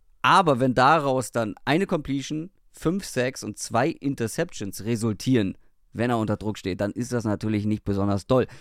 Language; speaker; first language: German; native; German